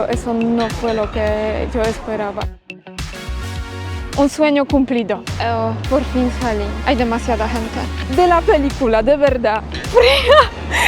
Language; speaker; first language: Spanish; non-native, fluent; Polish